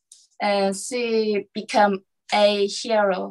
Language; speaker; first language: English; non-native, learner; Korean